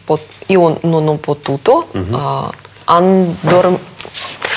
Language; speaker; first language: Italian; non-native, learner; Russian